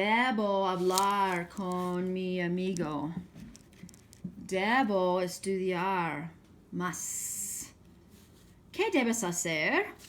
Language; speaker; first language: Spanish; non-native, fluent; English